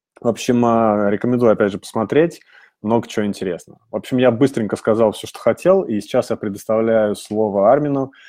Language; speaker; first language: Russian; native; Russian